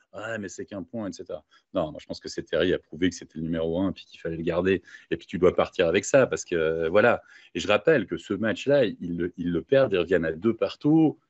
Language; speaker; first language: French; native; French